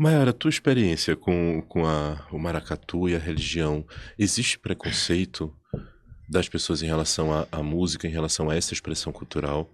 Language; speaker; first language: Portuguese; native; Portuguese